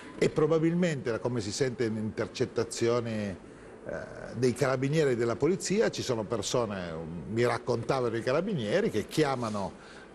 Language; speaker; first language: Italian; native; Italian